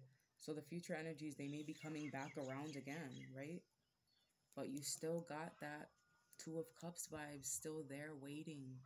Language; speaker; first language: English; native; English